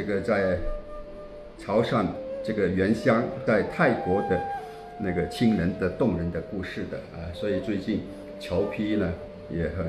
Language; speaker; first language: Chinese; non-native, local second language; Min Nan Chinese